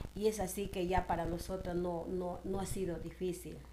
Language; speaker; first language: Spanish; non-native, local second language; Shipibo-Conibo